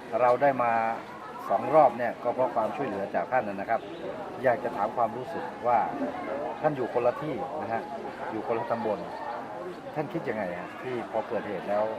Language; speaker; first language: Thai; native; Thai